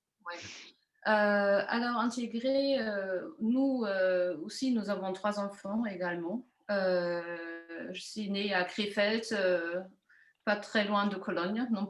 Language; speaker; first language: French; non-native, fluent; German